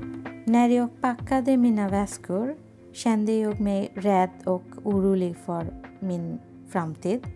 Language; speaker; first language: Swedish; non-native, fluent; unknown